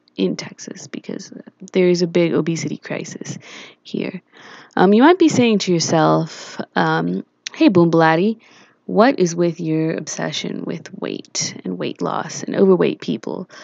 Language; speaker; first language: English; native; English